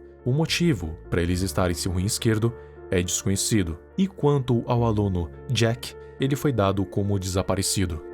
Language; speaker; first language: Portuguese; native; Portuguese